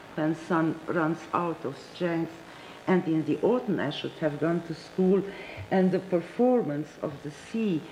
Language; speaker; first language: English; non-native, fluent; Romanian